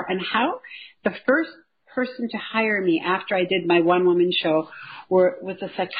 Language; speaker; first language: English; native; English